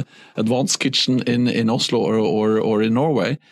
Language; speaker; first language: English; non-native, fluent; Norwegian